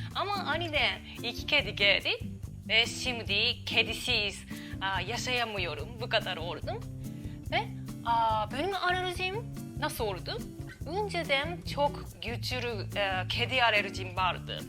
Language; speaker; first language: Turkish; non-native, learner; Japanese